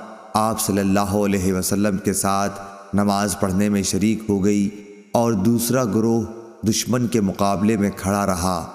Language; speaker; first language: Urdu; native; Urdu